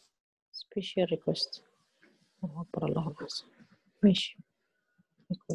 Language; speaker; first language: Arabic; native; Arabic